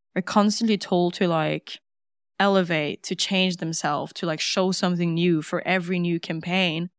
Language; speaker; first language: English; non-native, fluent; Norwegian